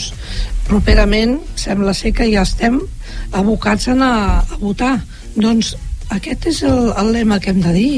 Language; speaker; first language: Catalan; native; Catalan